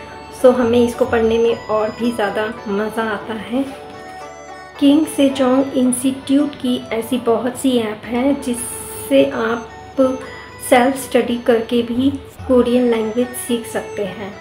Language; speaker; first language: Hindi; native; Hindi